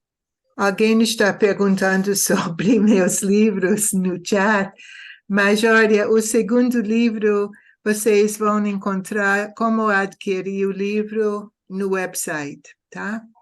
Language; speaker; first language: Portuguese; non-native, fluent; English